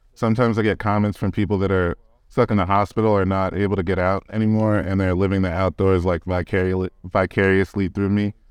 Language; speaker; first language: English; native; English